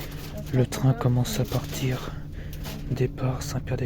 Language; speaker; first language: French; native; French